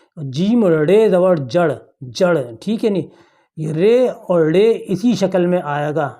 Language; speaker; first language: Hindi; native; Hindi